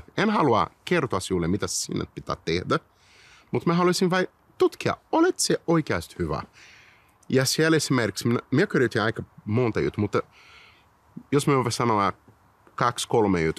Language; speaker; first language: Finnish; non-native, fluent; Portuguese